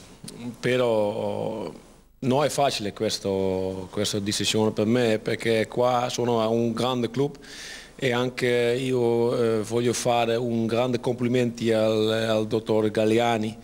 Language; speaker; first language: Italian; non-native, learner; Dutch